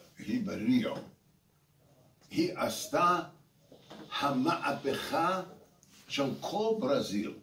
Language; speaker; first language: Hebrew; non-native, fluent; English